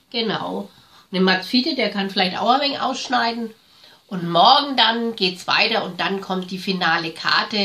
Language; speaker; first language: German; native; German